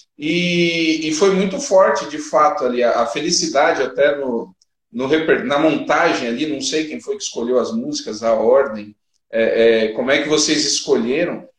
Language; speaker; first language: Portuguese; native; Portuguese